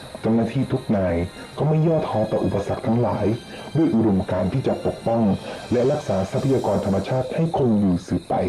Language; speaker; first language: Thai; native; Thai